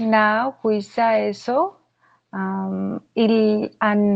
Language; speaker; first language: Korean; non-native, learner; Bangla